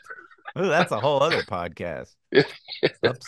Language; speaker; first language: English; native; English